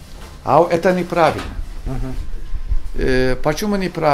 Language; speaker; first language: Russian; non-native, learner; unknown